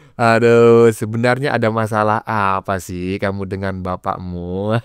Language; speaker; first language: Indonesian; native; Indonesian